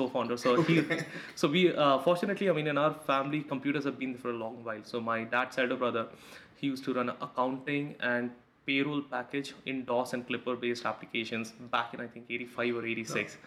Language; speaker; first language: English; non-native, local second language; Hindi